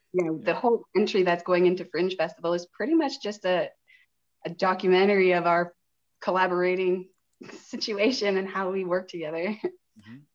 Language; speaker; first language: English; native; English